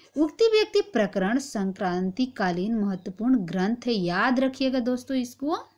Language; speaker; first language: Hindi; native; Hindi